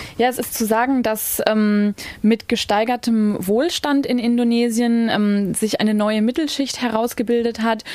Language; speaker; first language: German; native; German